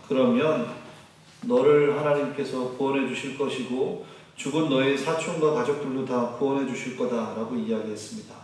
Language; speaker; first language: Korean; native; Korean